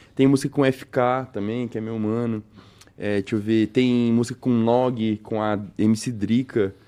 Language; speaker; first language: Portuguese; native; Portuguese